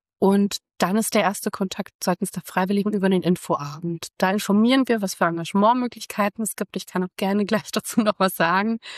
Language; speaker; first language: German; early bilingual, other home language; Croatian